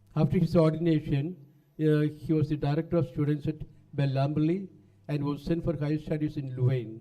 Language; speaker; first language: English; non-native, local second language; Malayalam